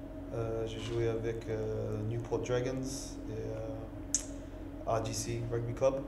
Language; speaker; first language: French; non-native, learner; English